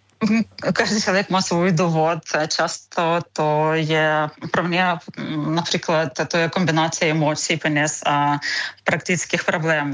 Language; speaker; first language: Czech; non-native, learner; Ukrainian